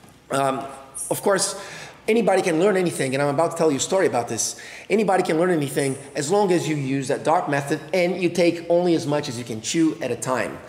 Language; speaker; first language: English; non-native, fluent; Portuguese